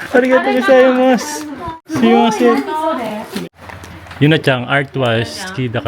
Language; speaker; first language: Japanese; non-native, fluent; Filipino